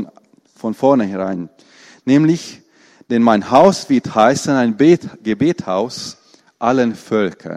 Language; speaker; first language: German; non-native, fluent; Romanian